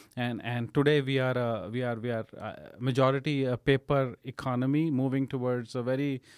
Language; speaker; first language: English; non-native, local second language; Punjabi